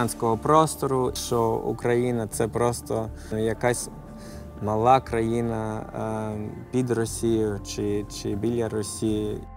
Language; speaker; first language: Ukrainian; non-native, fluent; English